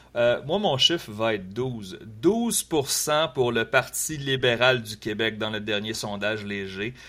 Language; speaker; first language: French; native; French